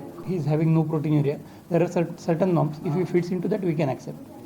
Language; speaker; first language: English; non-native, local second language; Telugu